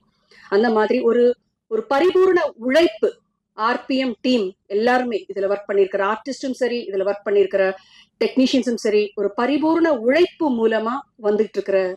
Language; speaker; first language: Tamil; native; Tamil